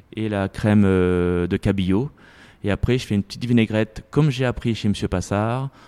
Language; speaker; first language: French; native; French